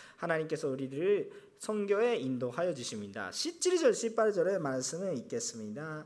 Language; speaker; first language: Korean; non-native, fluent; Japanese